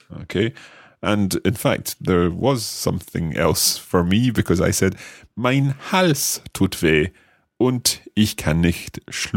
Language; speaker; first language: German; non-native, learner; English